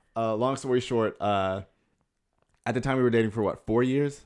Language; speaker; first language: English; native; English